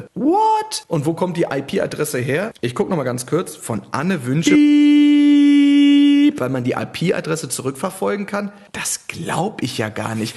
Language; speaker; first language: German; native; German